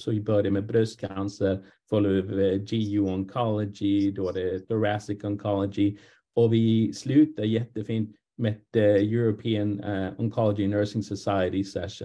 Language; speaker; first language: Swedish; non-native, fluent; English